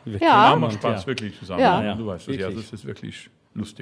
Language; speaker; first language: German; non-native, fluent; French